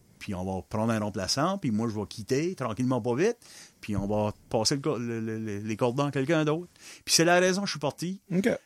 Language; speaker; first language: French; non-native, local second language; English